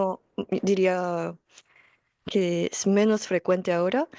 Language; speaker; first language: Spanish; non-native, fluent; Korean